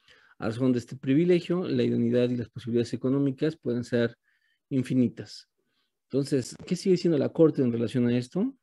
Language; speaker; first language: Spanish; native; Spanish